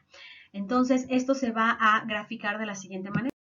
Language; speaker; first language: Spanish; native; Spanish